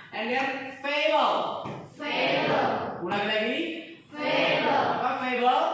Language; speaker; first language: English; non-native, fluent; Indonesian